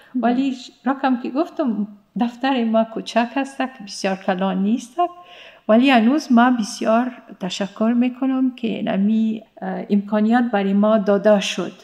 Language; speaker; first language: Persian; non-native, fluent; Arabic